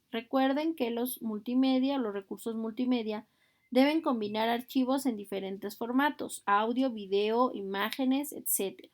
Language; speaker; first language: Spanish; native; Spanish